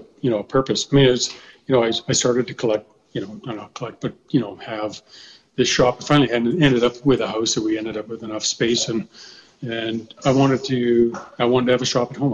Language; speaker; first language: English; native; English